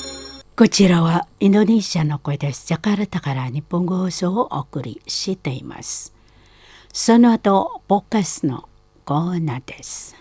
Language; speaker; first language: Japanese; non-native, fluent; Indonesian